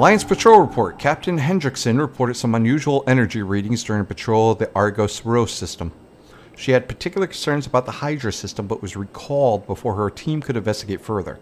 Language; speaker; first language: English; native; English